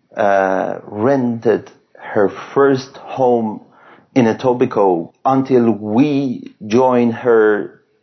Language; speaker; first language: English; non-native, fluent; Persian